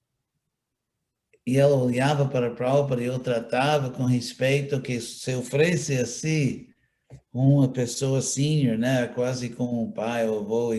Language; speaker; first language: Portuguese; non-native, fluent; English